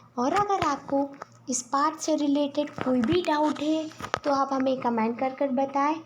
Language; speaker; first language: Hindi; native; Hindi